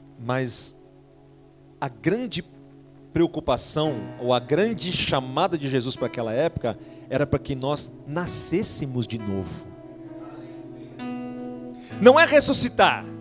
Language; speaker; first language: Portuguese; native; Portuguese